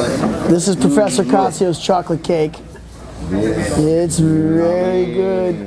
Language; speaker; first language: English; native; English